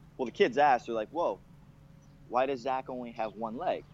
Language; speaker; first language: English; native; English